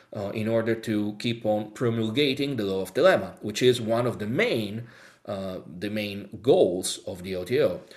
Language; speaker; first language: English; non-native, fluent; Italian